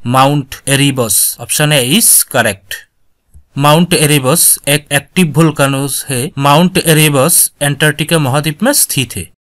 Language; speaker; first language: Hindi; non-native, local second language; Bangla